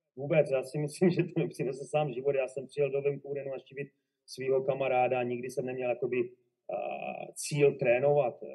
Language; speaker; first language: Czech; native; Czech